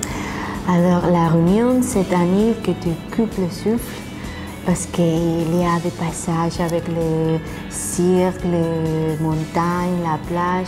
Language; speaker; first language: French; non-native, fluent; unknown